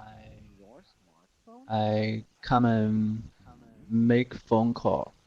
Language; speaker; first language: English; non-native, learner; Chinese